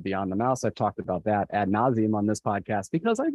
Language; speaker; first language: English; native; English